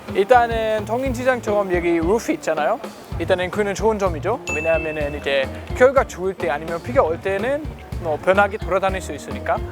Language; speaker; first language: Korean; non-native, fluent; German